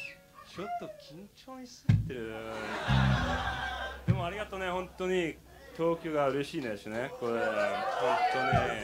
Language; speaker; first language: Japanese; non-native, learner; English